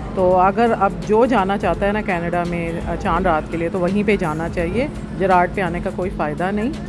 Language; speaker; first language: Urdu; native; Urdu